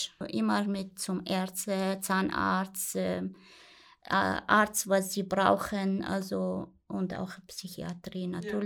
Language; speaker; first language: German; non-native, learner; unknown